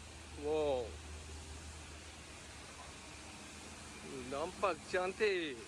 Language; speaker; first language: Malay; non-native, learner; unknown